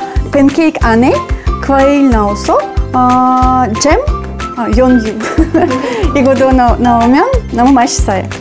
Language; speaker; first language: Korean; non-native, learner; Russian